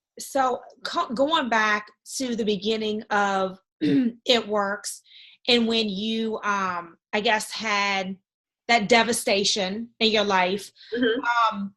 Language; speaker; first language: English; native; English